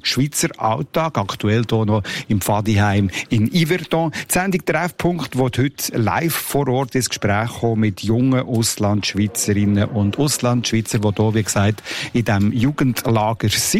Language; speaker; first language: German; native; German